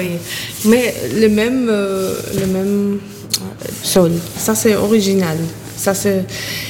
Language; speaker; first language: French; non-native, fluent; German